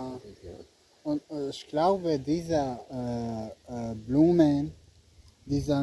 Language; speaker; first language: German; non-native, learner; Arabic